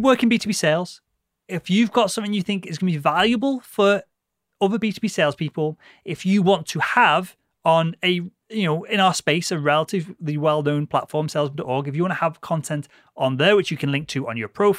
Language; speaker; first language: English; native; English